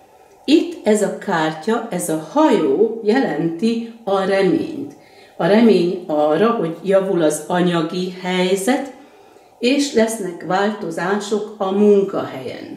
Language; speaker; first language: Hungarian; native; Hungarian